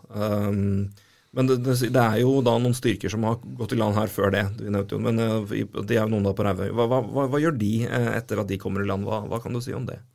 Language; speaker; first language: Norwegian; native; Norwegian